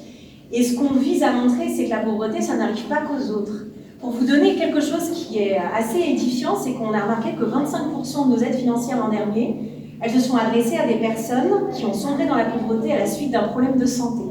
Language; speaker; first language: French; native; French